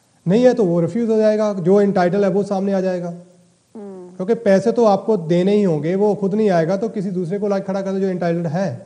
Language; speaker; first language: Hindi; native; Hindi